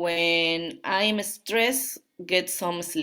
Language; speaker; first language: English; non-native, learner; Spanish